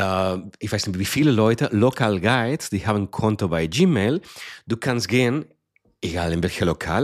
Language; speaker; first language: German; non-native, fluent; Spanish